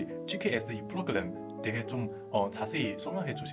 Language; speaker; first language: Korean; non-native, fluent; Chinese